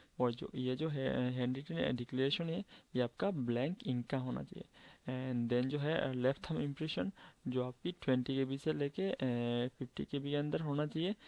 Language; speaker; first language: Hindi; non-native, local second language; Bangla